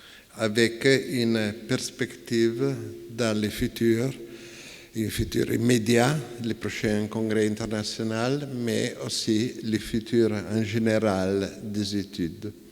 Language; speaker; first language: French; non-native, fluent; Italian